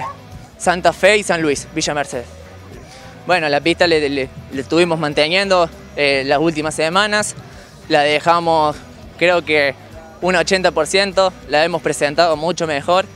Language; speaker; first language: Spanish; native; Spanish